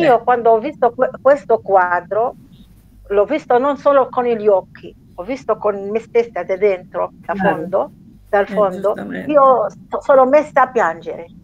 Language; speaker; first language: Italian; non-native, learner; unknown